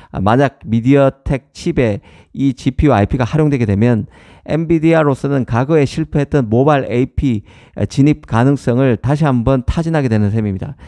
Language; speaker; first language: Korean; native; Korean